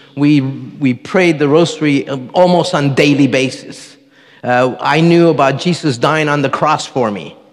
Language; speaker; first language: English; early bilingual, other home language; Spanish